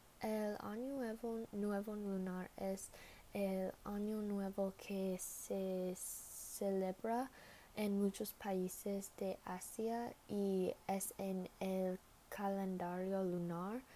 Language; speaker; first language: Spanish; non-native, learner; English